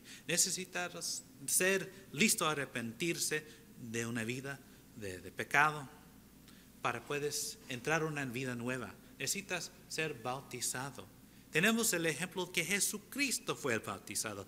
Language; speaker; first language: Spanish; early bilingual, heritage; English